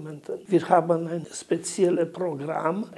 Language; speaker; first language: German; non-native, learner; Romanian